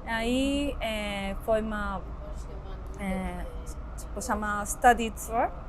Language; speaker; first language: Portuguese; non-native, learner; Japanese